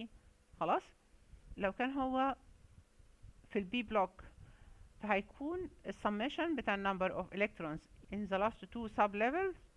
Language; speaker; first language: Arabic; native; Arabic